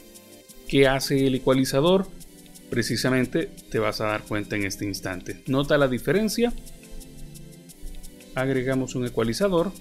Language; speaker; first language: Spanish; native; Spanish